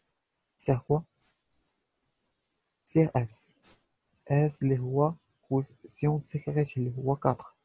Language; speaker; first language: Arabic; native; Arabic